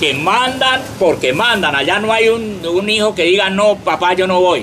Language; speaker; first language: Spanish; native; Spanish